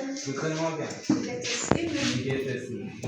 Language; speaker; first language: German; non-native, learner; Kinyarwanda